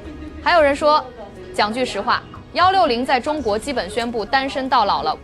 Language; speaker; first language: Chinese; native; Chinese